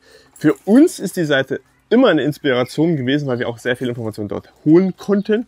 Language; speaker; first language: German; native; German